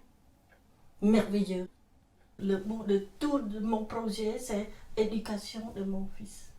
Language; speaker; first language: French; non-native, fluent; Khmer